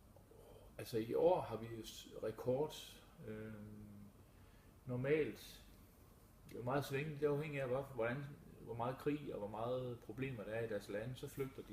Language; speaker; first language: Danish; native; Danish